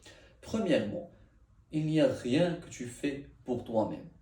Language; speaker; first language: French; non-native, learner; Arabic